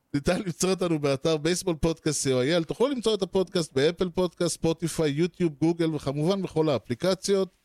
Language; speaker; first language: Hebrew; native; Hebrew